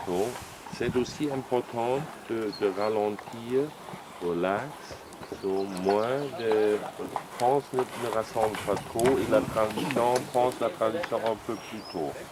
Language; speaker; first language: French; non-native, learner; German